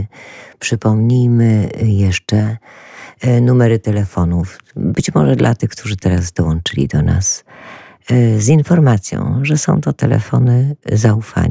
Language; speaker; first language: Polish; native; Polish